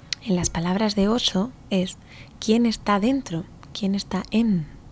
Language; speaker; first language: Spanish; native; Spanish